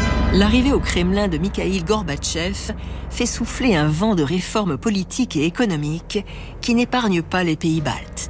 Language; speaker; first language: French; native; French